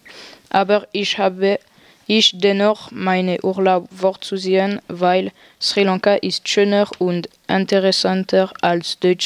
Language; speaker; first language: German; non-native, learner; French